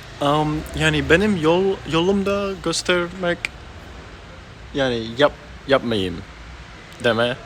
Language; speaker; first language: Turkish; early bilingual, heritage; Turkish